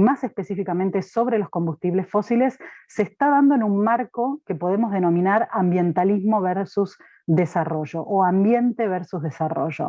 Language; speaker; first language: Spanish; native; Spanish